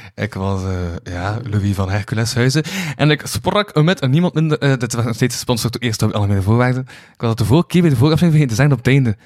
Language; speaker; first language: Dutch; native; Dutch